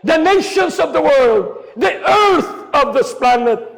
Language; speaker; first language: English; non-native, local second language; Filipino